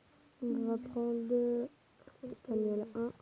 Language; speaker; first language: French; native; French